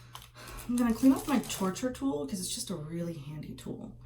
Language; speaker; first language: English; native; English